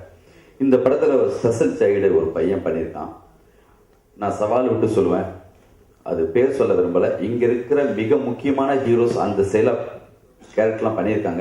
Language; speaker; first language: Tamil; native; Tamil